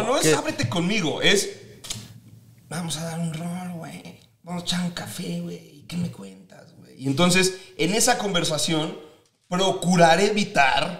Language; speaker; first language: Spanish; native; Spanish